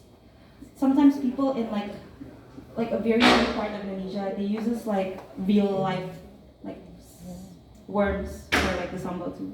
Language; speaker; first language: English; non-native, fluent; Indonesian